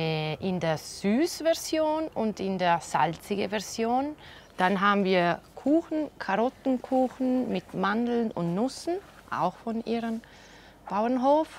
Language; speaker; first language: German; non-native, fluent; Italian